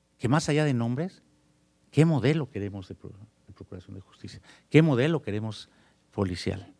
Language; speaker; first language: Spanish; native; Spanish